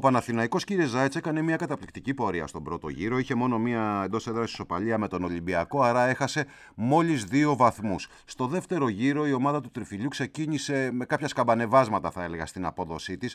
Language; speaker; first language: Greek; native; Greek